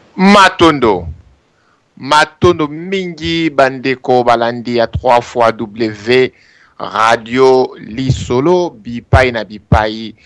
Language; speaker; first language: Lingala; non-native, local second language; Kongo